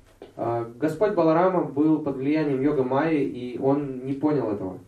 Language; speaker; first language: Russian; native; Russian